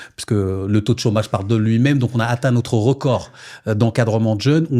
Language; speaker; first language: French; non-native, local second language; Arabic